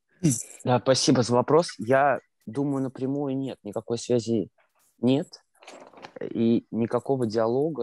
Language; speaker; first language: Russian; native; Russian